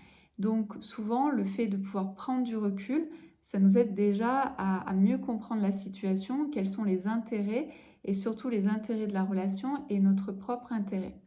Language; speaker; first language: French; native; French